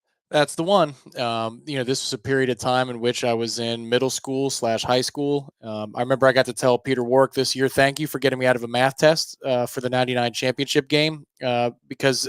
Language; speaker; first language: English; native; English